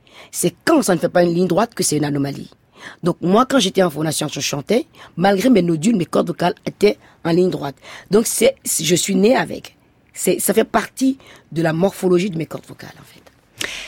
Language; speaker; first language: French; non-native, local second language; Fon